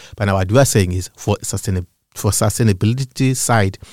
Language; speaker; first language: English; non-native, local second language; Xhosa